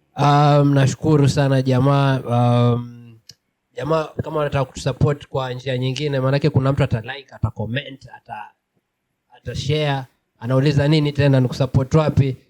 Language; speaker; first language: Swahili; native; Swahili